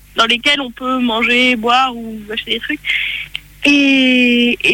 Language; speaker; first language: French; native; French